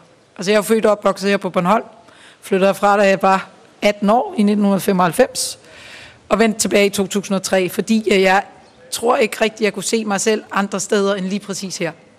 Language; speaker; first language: Danish; native; Danish